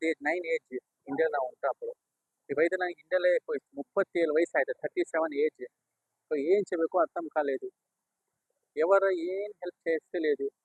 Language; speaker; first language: Telugu; non-native, learner; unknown